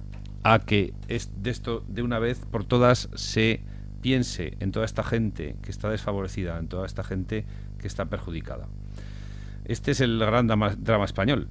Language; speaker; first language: Spanish; native; Spanish